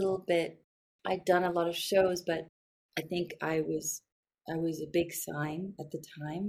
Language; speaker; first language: English; native; English